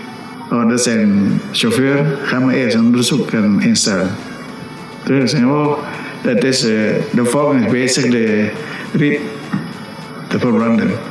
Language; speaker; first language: Dutch; non-native, local second language; Minangkabau